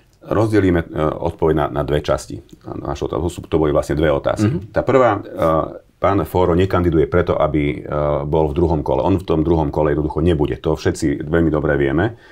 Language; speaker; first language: Slovak; non-native, local second language; Hungarian